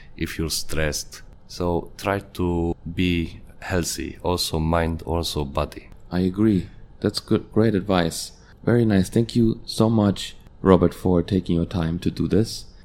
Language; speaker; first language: English; non-native, fluent; Hungarian